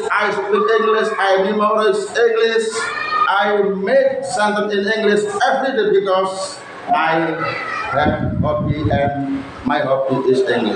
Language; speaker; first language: English; non-native, learner; Indonesian